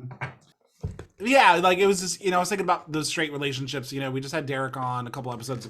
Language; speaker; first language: English; native; English